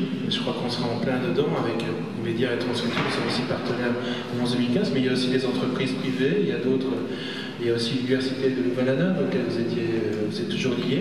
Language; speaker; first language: French; native; French